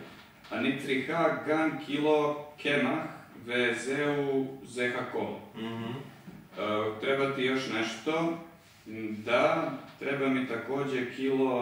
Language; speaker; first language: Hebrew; non-native, learner; Serbian